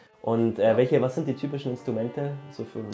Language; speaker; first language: German; native; German